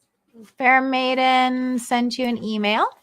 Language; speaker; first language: English; native; English